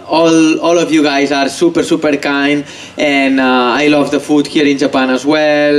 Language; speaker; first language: English; non-native, fluent; Spanish